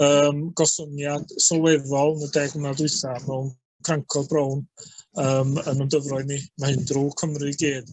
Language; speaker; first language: Welsh; native; Welsh